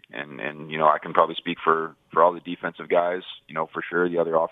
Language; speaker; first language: English; native; English